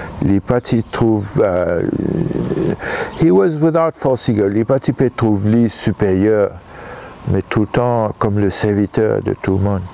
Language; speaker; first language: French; non-native, local second language; Morisyen